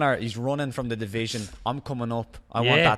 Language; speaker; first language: English; native; English